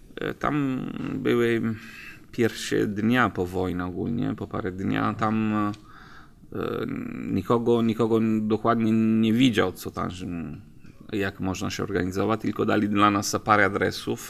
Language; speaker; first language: Polish; non-native, learner; Italian